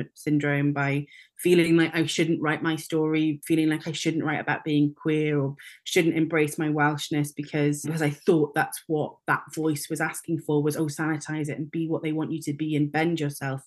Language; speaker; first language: English; native; English